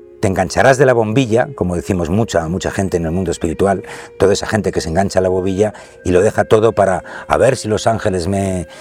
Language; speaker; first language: Spanish; native; Spanish